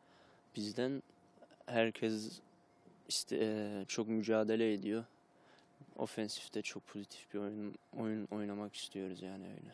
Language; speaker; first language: Turkish; early bilingual, heritage; Turkish